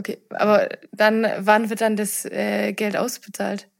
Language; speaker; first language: German; native; German